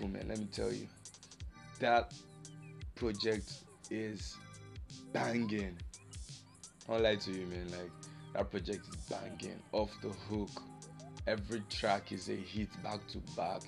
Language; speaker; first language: English; non-native, local second language; Yoruba